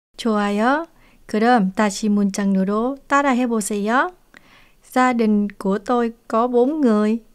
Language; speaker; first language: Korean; non-native, fluent; Vietnamese